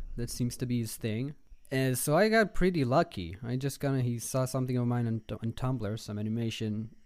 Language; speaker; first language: English; non-native, fluent; Hebrew